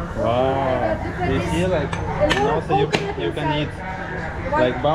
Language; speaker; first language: English; non-native, learner; Russian